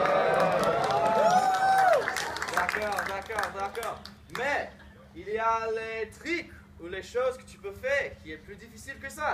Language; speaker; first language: French; non-native, learner; English